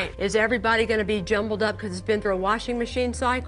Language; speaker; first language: English; native; English